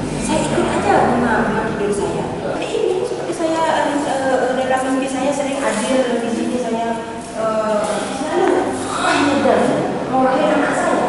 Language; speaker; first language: Indonesian; non-native, local second language; Balinese